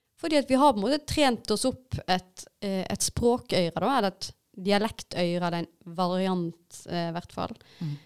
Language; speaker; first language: Norwegian; native; Norwegian